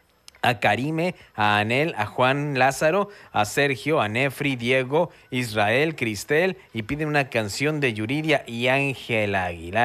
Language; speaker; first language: Spanish; native; Spanish